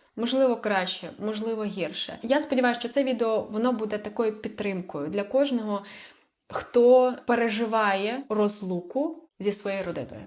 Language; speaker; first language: Ukrainian; native; Ukrainian